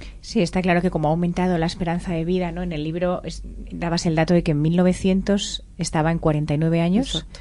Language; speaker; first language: Spanish; native; Spanish